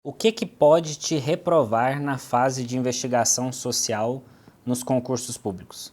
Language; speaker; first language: Portuguese; native; Portuguese